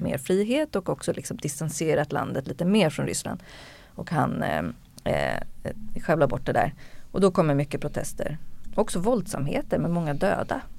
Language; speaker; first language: Swedish; native; Swedish